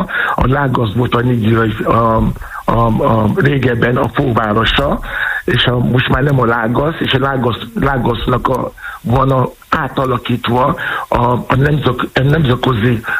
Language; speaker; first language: Hungarian; non-native, learner; Yoruba